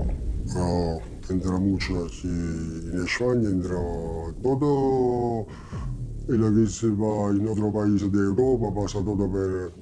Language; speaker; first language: Spanish; non-native, learner; Italian